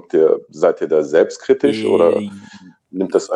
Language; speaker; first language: German; native; German